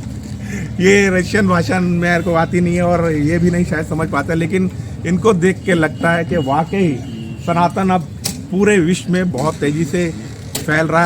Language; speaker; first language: Hindi; native; Hindi